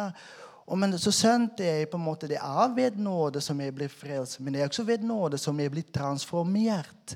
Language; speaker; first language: Norwegian; non-native, fluent; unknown